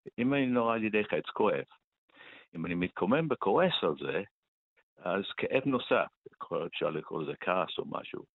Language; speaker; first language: Hebrew; non-native, fluent; English